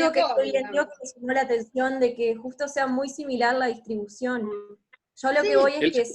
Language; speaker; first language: Spanish; native; Spanish